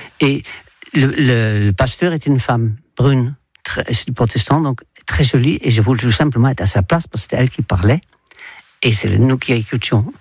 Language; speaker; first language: French; non-native, fluent; Dutch